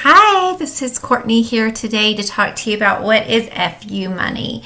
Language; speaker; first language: English; native; English